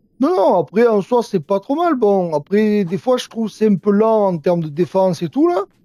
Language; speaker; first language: French; native; French